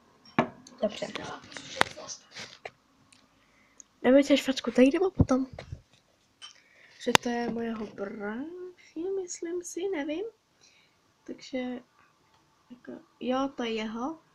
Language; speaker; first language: Czech; early bilingual, heritage; Czech